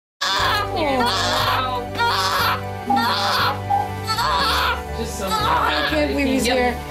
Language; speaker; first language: English; native; English